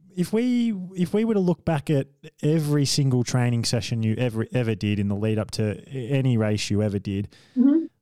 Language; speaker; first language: English; native; English